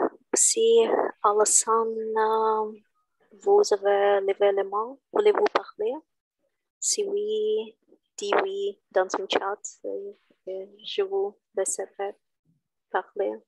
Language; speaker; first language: French; non-native, learner; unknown